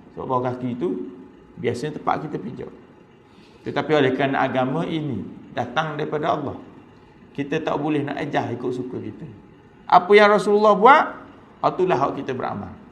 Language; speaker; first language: Malay; native; Malay